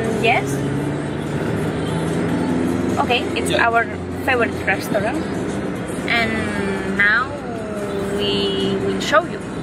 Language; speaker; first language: English; non-native, learner; Spanish